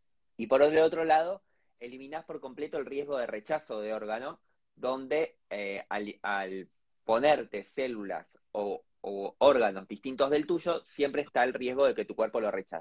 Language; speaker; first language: Spanish; native; Spanish